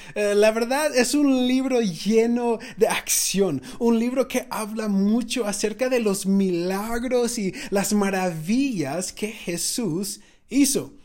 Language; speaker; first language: Spanish; non-native, fluent; English